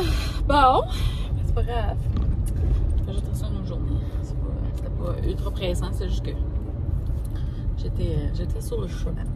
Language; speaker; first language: French; native; French